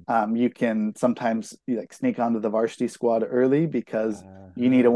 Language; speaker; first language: English; native; English